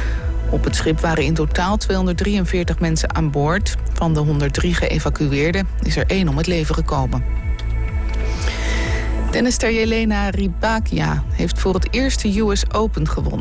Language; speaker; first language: Dutch; native; Dutch